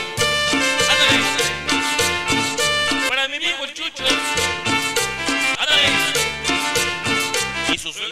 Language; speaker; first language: Spanish; native; Spanish